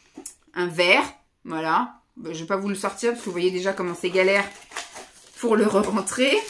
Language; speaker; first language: French; native; French